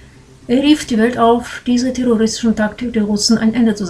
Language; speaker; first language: German; non-native, fluent; Ukrainian